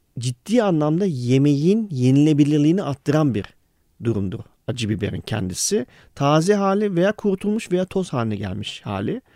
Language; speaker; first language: Turkish; early bilingual, heritage; Turkish